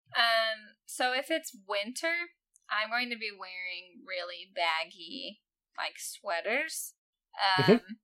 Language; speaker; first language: English; native; English